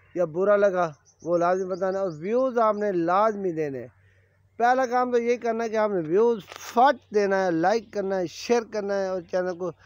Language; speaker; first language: Urdu; non-native, local second language; Saraiki